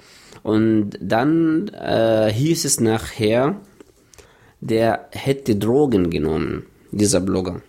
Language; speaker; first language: German; non-native, fluent; Arabic